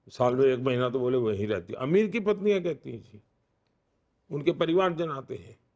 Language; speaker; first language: Hindi; non-native, local second language; Gujarati